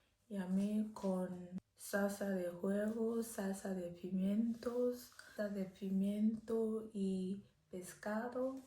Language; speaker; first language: Spanish; non-native, learner; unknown